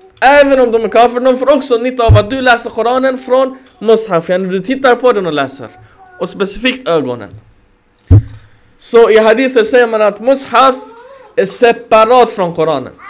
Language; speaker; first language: Swedish; early bilingual, other home language; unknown